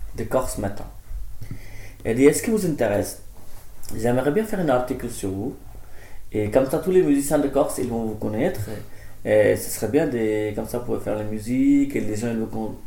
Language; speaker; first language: French; non-native, fluent; Hindi